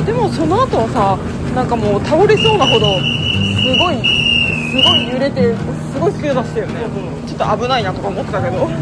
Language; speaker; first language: Japanese; native; Japanese